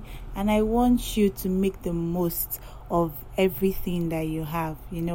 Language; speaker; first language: English; non-native, local second language; Yoruba